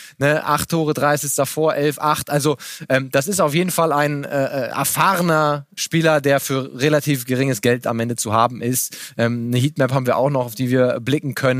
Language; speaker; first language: German; native; German